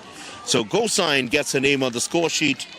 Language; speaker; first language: English; native; English